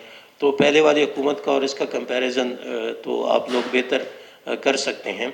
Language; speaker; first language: Urdu; native; Urdu